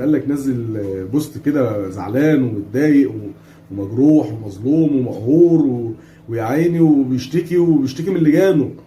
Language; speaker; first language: Arabic; native; Arabic